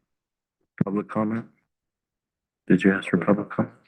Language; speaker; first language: English; native; English